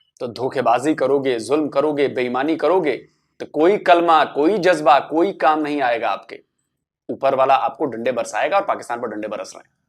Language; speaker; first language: Hindi; native; Hindi